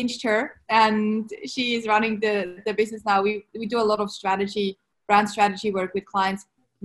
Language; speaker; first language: English; non-native, fluent; Swiss German